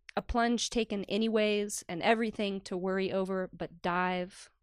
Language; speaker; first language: English; early bilingual, other home language; Spanish